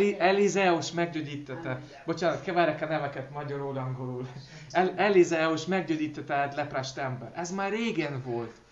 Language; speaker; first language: Hungarian; non-native, learner; Russian